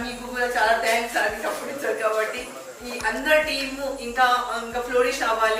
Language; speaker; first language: Telugu; non-native, fluent; Bangla